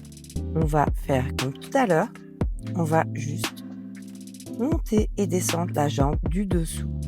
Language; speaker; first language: French; native; French